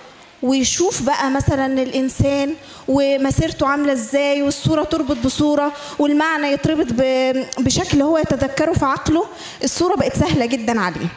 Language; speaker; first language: Arabic; native; Arabic